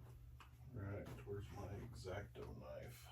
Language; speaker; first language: English; native; English